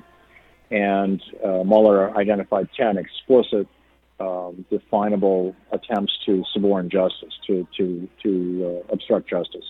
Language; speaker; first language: English; native; English